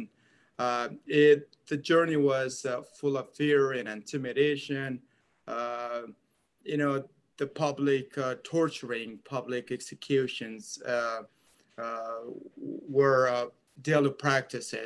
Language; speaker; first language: English; non-native, fluent; Persian